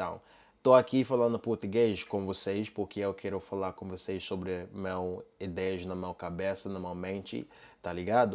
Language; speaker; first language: Portuguese; non-native, learner; English